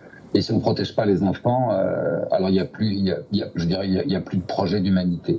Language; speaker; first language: French; native; French